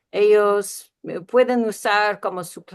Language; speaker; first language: Spanish; early bilingual, heritage; Spanish